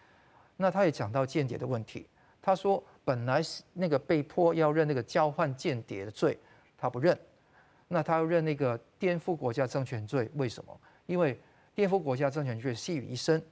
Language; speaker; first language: Chinese; non-native, local second language; Cantonese